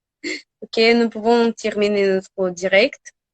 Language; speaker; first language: French; non-native, learner; Russian